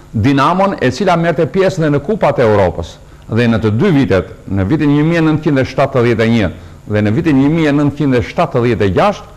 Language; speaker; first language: Albanian; native; Albanian